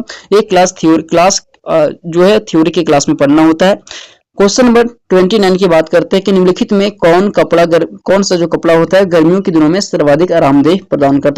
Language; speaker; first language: Hindi; native; Hindi